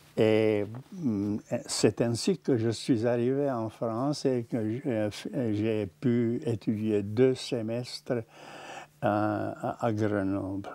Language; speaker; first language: French; non-native, fluent; Czech